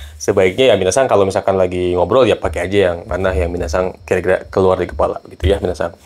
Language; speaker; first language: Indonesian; native; Indonesian